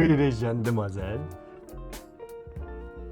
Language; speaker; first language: French; native; French